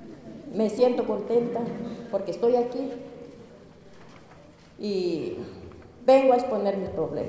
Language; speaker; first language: Spanish; non-native, local second language; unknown